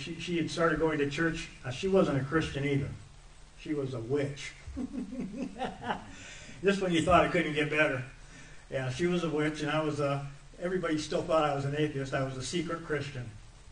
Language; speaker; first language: English; native; English